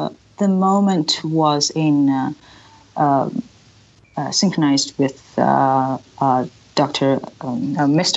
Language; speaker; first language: English; non-native, local second language; Chinese